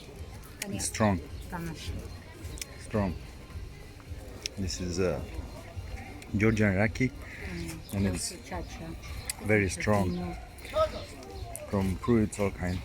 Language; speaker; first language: English; non-native, learner; Romanian